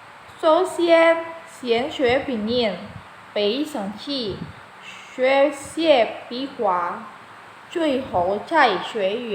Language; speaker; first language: Chinese; non-native, fluent; Indonesian